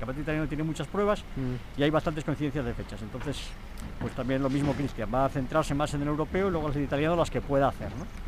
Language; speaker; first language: Spanish; native; Spanish